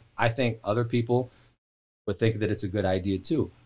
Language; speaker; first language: English; native; English